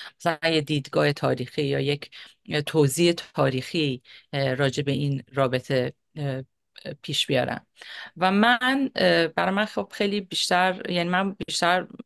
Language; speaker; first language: Persian; native; Persian